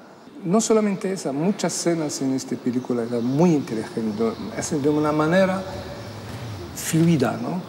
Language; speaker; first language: Spanish; non-native, fluent; Arabic